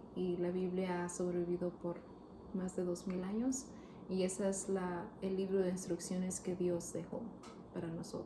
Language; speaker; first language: Spanish; early bilingual, heritage; Spanish